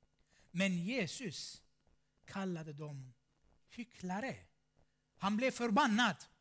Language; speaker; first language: Swedish; non-native, fluent; Armenian